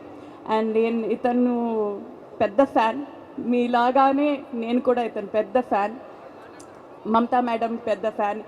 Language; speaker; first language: Telugu; non-native, fluent; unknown